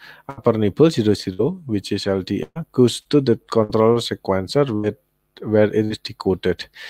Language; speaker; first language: English; non-native, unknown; Indonesian